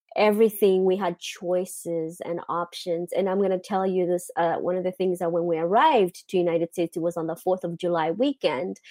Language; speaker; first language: English; non-native, fluent; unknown